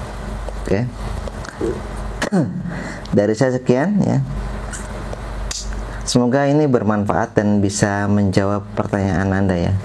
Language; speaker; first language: Indonesian; native; Indonesian